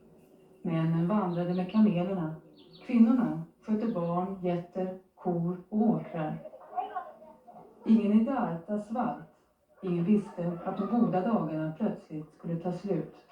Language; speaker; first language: Swedish; native; Swedish